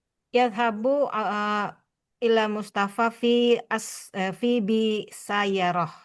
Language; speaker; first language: Arabic; non-native, learner; Indonesian